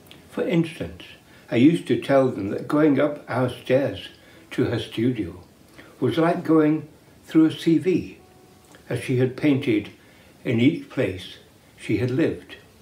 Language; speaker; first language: English; native; English